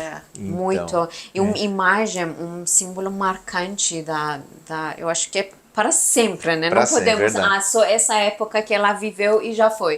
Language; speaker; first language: Portuguese; non-native, learner; Persian